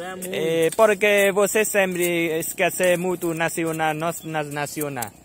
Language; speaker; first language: Portuguese; non-native, learner; Vietnamese